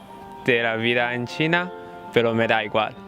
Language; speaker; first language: Spanish; non-native, fluent; Chinese